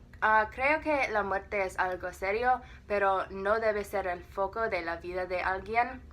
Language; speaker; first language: Spanish; non-native, learner; English